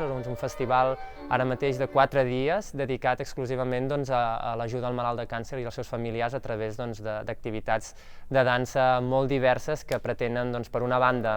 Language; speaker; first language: Catalan; native; Catalan